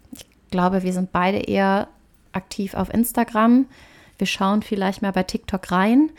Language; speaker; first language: German; native; German